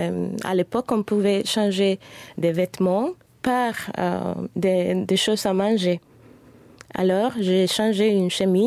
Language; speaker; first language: French; non-native, fluent; Spanish